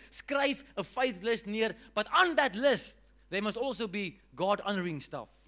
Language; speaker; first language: English; non-native, local second language; Afrikaans